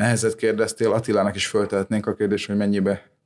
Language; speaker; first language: Hungarian; native; Hungarian